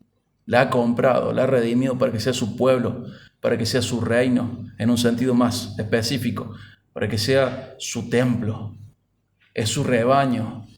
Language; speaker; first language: Spanish; native; Spanish